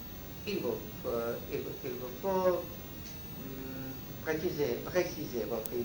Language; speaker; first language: French; non-native, fluent; Russian